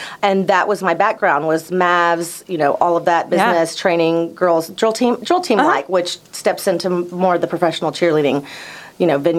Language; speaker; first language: English; native; English